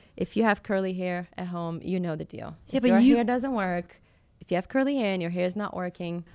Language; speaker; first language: English; non-native, fluent; Portuguese